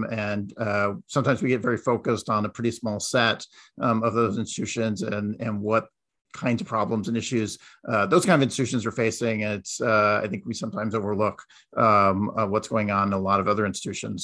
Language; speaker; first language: English; native; English